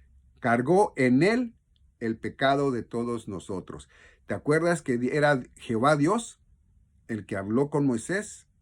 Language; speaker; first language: Spanish; native; Spanish